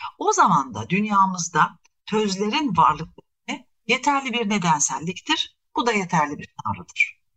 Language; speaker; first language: Turkish; native; Turkish